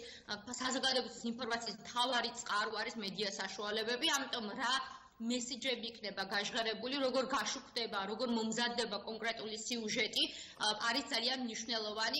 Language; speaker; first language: Georgian; native; Georgian